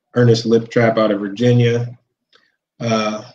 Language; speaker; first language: English; native; English